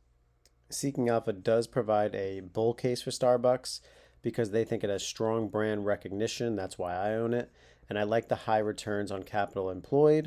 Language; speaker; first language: English; native; English